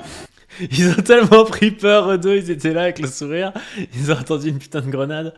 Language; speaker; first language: French; native; French